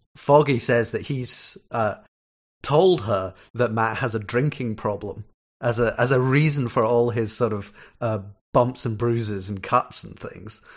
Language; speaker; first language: English; native; English